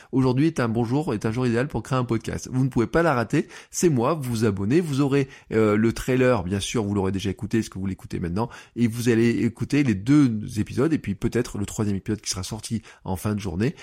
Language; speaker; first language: French; native; French